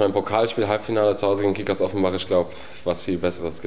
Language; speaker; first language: German; native; German